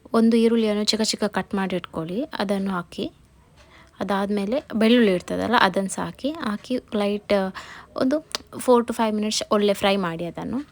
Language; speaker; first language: Kannada; non-native, local second language; Tulu